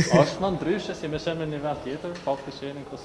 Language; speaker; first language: Albanian; native; Albanian